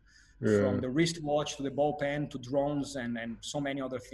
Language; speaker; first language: English; non-native, fluent; Portuguese